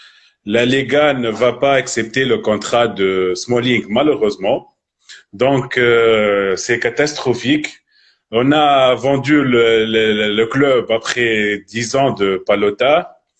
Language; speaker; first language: French; non-native, local second language; Arabic